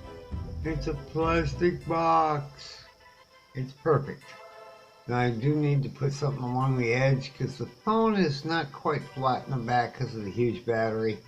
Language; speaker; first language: English; native; English